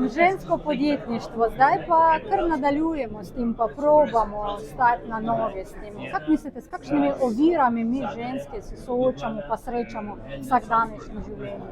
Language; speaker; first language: Slovenian; non-native, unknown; Ukrainian